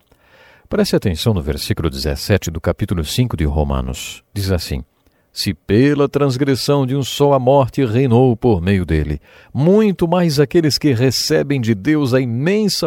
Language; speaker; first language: Portuguese; native; Portuguese